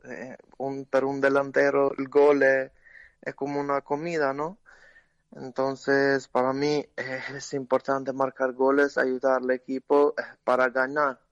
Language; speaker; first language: Spanish; non-native, learner; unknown